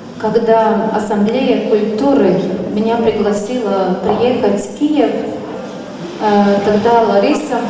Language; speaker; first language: Russian; non-native, local second language; Latvian